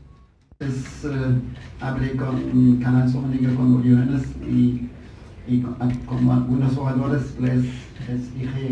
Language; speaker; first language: Spanish; non-native, fluent; German